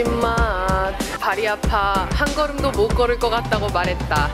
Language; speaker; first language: Korean; native; Korean